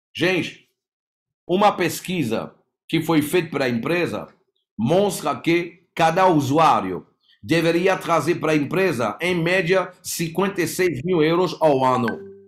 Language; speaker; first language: Portuguese; non-native, fluent; French